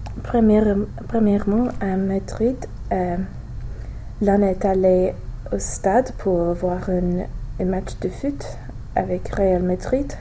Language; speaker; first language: French; non-native, learner; English